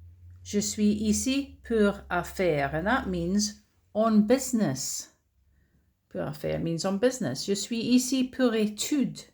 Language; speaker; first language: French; non-native, fluent; English